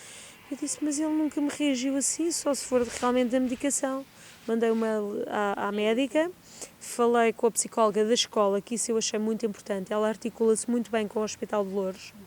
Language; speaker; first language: Portuguese; native; Portuguese